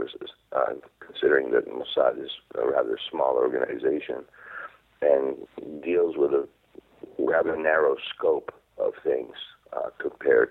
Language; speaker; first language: English; non-native, fluent; Hebrew